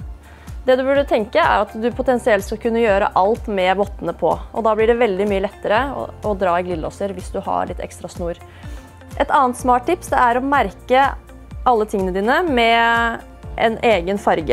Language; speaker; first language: Norwegian; native; Norwegian